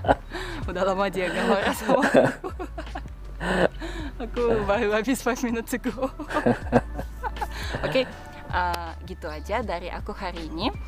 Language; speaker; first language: Indonesian; non-native, fluent; Russian